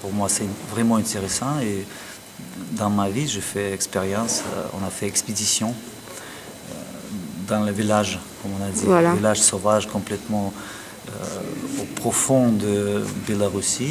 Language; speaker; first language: French; non-native, learner; Russian